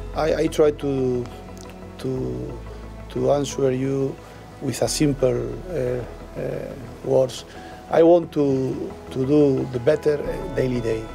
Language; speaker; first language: English; non-native, learner; Spanish